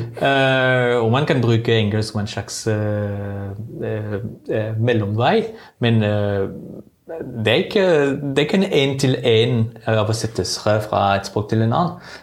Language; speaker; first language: Norwegian; non-native, fluent; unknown